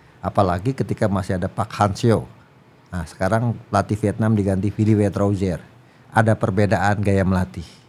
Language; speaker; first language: Indonesian; native; Indonesian